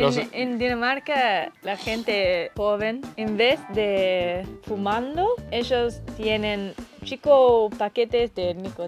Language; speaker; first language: Spanish; non-native, learner; English